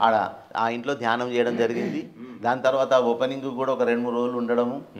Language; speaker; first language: Telugu; native; Telugu